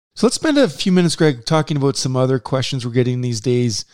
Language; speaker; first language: English; native; English